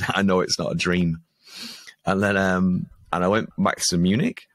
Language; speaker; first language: English; native; English